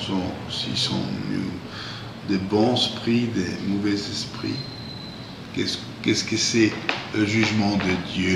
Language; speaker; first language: French; non-native, fluent; Spanish